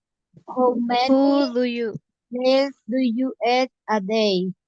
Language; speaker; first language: English; non-native, learner; Spanish